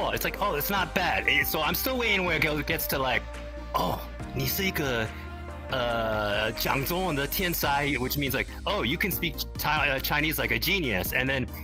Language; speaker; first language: English; native; English